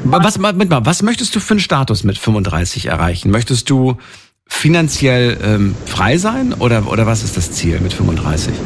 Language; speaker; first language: German; native; German